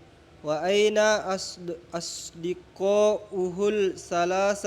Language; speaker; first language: Arabic; non-native, learner; Indonesian